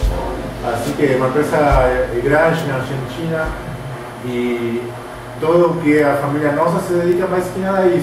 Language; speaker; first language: Portuguese; non-native, fluent; Spanish